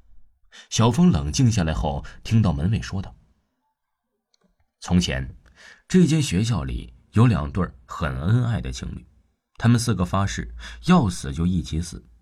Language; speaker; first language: Chinese; non-native, local second language; Cantonese